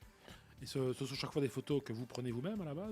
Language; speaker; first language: French; native; French